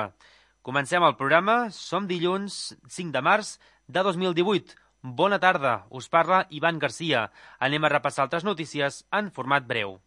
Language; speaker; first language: Catalan; native; Catalan